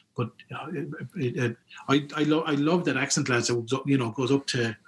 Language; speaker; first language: English; native; English